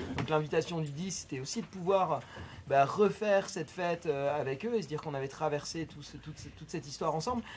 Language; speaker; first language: French; native; French